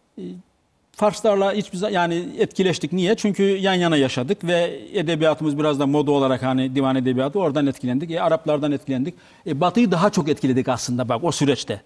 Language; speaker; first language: Turkish; native; Turkish